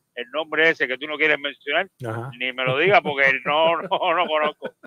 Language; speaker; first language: Spanish; native; Spanish